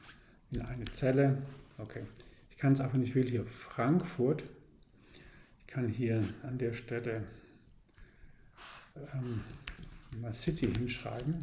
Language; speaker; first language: German; native; German